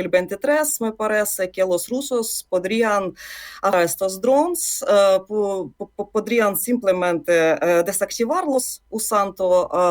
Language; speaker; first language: Spanish; non-native, fluent; Ukrainian